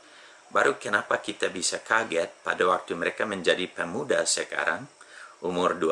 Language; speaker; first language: Indonesian; non-native, fluent; English